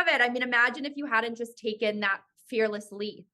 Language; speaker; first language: English; native; English